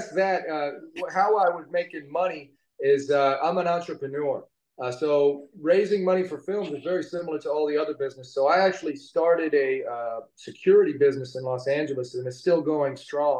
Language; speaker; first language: English; native; English